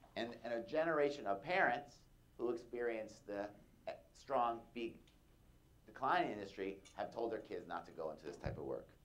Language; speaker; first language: English; native; English